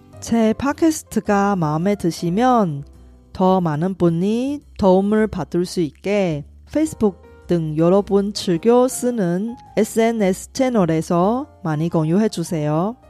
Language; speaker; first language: Korean; non-native, fluent; Chinese